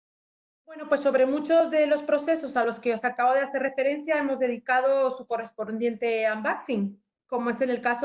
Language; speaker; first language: Spanish; native; Spanish